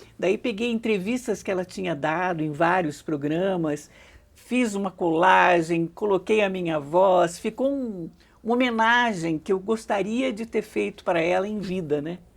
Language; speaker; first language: Portuguese; native; Portuguese